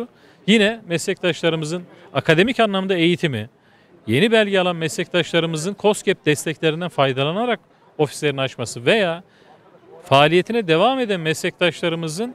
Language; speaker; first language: Turkish; native; Turkish